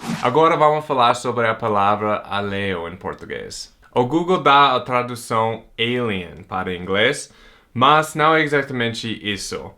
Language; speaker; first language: Portuguese; non-native, fluent; English